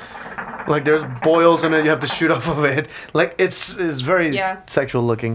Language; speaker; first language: English; non-native, fluent; Spanish